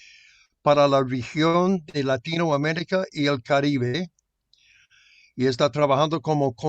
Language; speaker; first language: Spanish; non-native, fluent; English